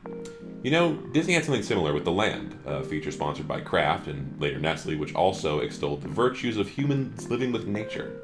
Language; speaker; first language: English; native; English